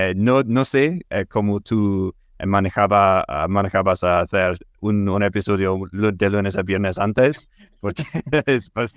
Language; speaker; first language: Spanish; non-native, fluent; English